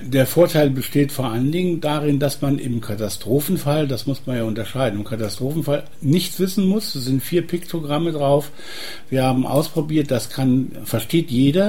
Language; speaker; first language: German; native; German